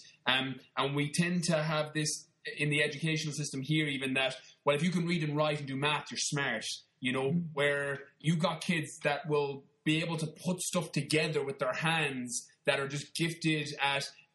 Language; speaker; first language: English; native; English